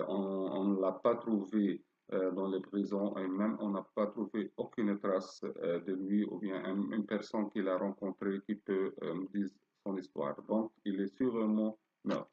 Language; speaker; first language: French; non-native, fluent; Arabic